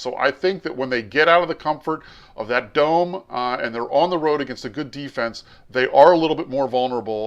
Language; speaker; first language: English; native; English